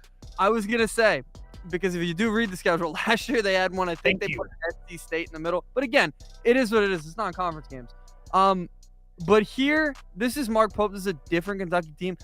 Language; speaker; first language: English; native; English